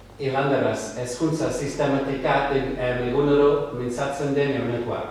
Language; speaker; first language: Basque; non-native, fluent; English